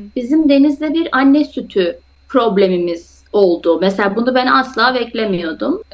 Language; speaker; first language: Turkish; native; Turkish